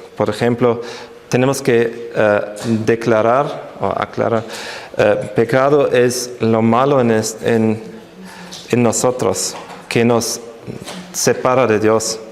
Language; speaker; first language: Spanish; non-native, fluent; German